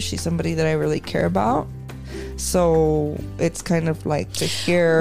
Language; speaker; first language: English; native; English